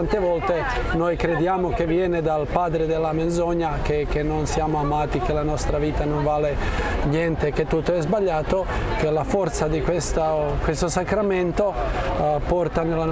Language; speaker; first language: Italian; non-native, fluent; Croatian